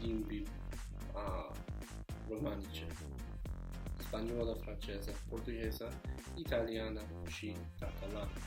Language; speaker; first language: Romanian; non-native, learner; English